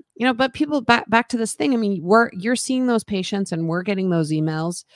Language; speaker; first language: English; native; English